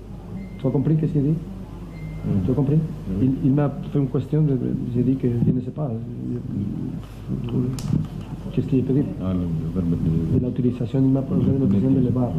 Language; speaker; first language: French; non-native, learner; Spanish